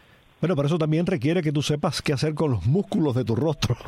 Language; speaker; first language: Spanish; native; Spanish